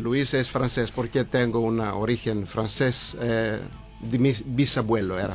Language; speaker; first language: Spanish; non-native, learner; Greek